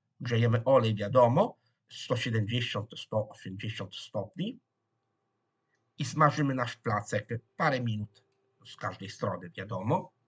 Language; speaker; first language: Polish; non-native, fluent; Italian